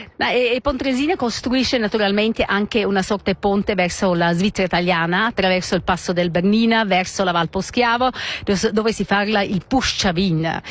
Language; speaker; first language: Italian; non-native, local second language; Romansh